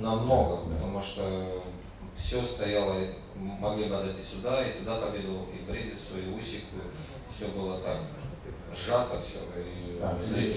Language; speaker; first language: Russian; native; Russian